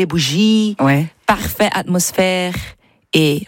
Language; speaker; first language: French; non-native, local second language; Dutch